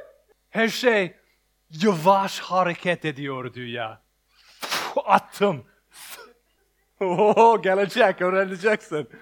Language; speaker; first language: Turkish; non-native, learner; English